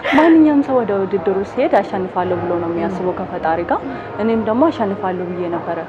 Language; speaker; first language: Amharic; non-native, local second language; Oromo